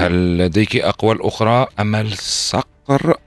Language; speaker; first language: Arabic; native; Arabic